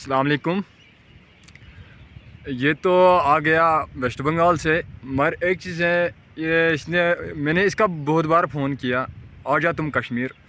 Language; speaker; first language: Hindi; non-native, local second language; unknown